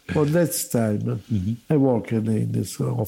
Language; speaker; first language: English; non-native, learner; Italian